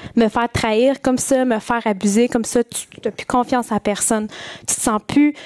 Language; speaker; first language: French; native; French